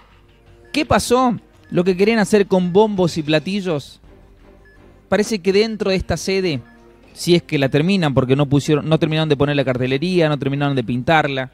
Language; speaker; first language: Spanish; native; Spanish